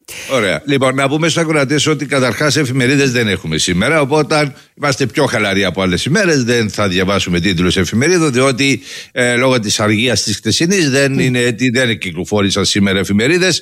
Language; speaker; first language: Greek; native; Greek